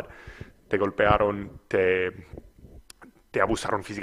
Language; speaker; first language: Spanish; non-native, fluent; English